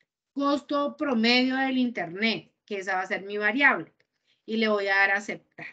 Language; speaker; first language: Spanish; native; Spanish